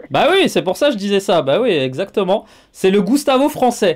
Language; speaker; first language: French; native; French